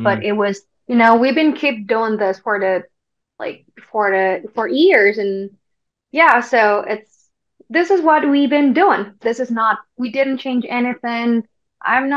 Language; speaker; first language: English; non-native, fluent; Korean